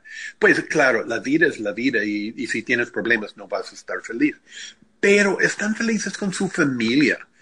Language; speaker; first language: Spanish; non-native, fluent; English